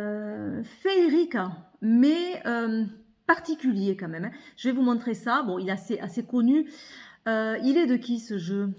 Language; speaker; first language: French; native; French